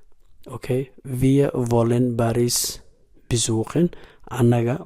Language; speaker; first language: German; non-native, fluent; Somali